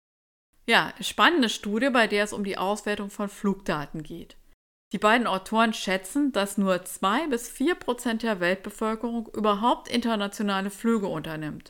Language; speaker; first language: German; native; German